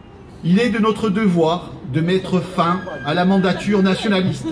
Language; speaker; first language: French; native; French